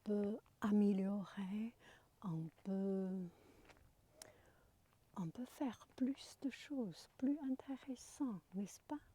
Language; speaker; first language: French; non-native, learner; Chinese